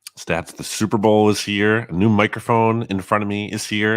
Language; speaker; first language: English; native; English